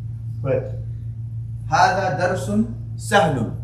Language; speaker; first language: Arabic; non-native, fluent; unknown